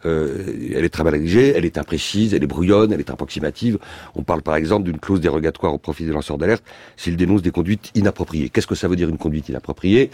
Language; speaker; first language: French; native; French